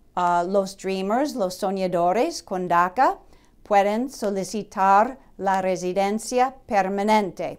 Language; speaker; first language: Spanish; non-native, fluent; English